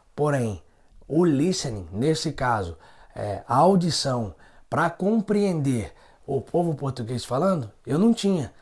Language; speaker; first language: Portuguese; native; Portuguese